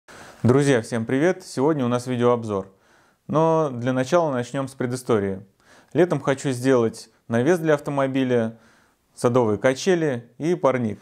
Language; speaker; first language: Russian; native; Russian